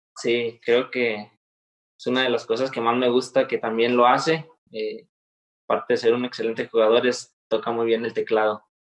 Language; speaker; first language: Spanish; native; Spanish